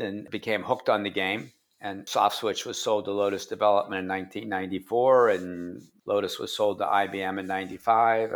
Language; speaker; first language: English; native; English